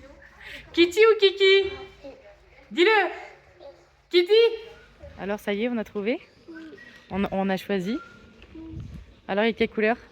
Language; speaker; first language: French; native; French